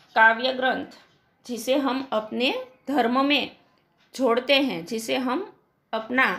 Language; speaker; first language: Hindi; non-native, local second language; Gujarati